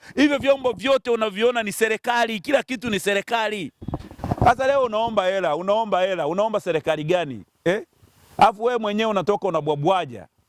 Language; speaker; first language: Swahili; native; Swahili